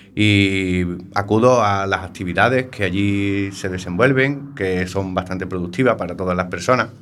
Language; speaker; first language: Spanish; native; Spanish